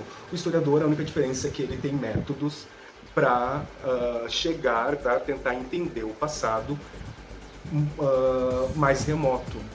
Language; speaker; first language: Portuguese; native; Portuguese